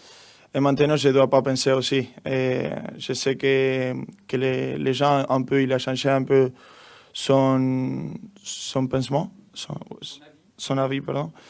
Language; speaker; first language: French; non-native, learner; Spanish